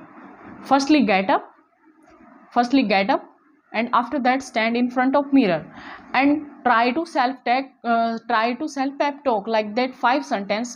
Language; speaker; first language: English; non-native, local second language; Hindi